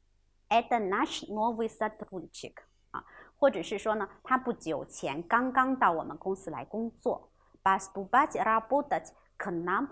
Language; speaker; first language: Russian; non-native, fluent; Chinese